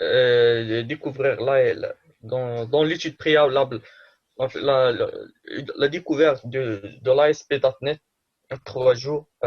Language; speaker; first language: French; non-native, local second language; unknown